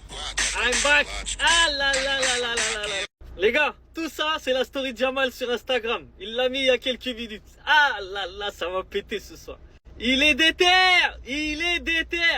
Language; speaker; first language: French; native; French